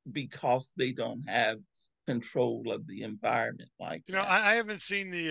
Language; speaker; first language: English; native; English